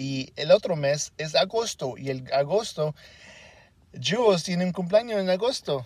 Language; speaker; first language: Spanish; early bilingual, heritage; Spanish